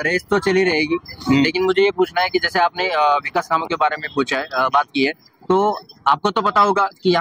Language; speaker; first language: Hindi; non-native, local second language; Marathi